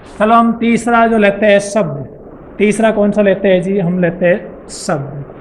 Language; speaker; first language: Hindi; native; Hindi